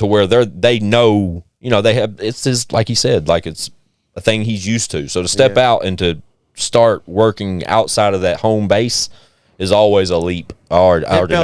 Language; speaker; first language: English; native; English